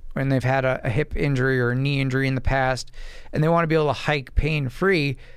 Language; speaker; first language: English; native; English